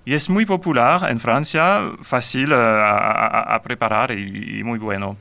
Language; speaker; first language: Spanish; non-native, learner; French